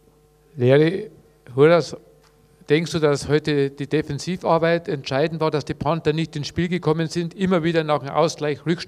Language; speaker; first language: German; native; German